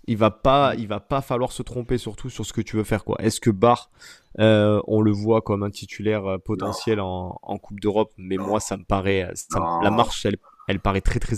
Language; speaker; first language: French; native; French